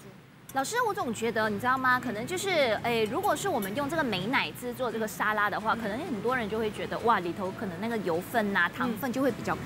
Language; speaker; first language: Chinese; native; Chinese